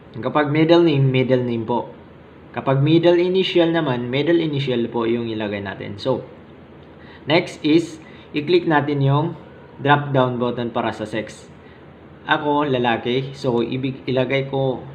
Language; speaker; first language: Filipino; non-native, local second language; Maranao